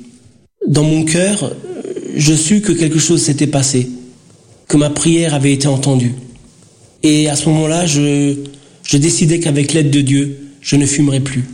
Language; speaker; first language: French; early bilingual, other home language; Portuguese